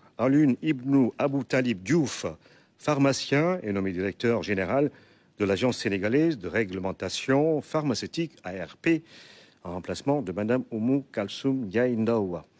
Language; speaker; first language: French; non-native, local second language; Wolof